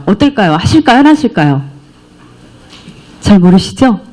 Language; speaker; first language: Korean; native; Korean